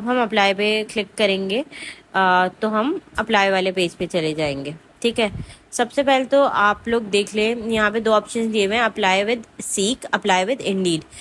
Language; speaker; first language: Urdu; non-native, local second language; Punjabi